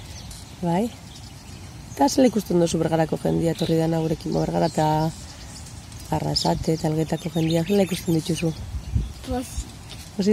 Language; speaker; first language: Basque; native; Basque